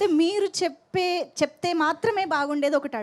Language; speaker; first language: Telugu; native; Telugu